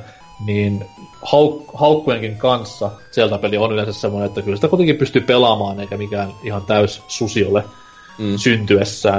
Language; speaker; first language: Finnish; native; Finnish